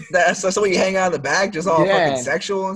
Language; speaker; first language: English; native; English